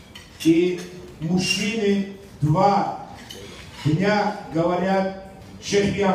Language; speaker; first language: Russian; non-native, local second language; Tajik